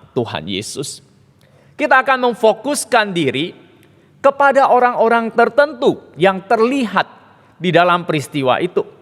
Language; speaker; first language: Indonesian; native; Indonesian